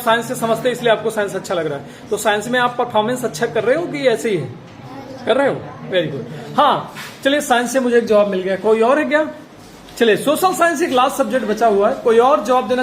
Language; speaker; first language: Hindi; native; Hindi